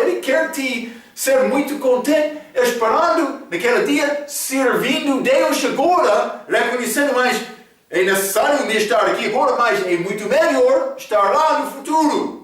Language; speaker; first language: Portuguese; non-native, fluent; English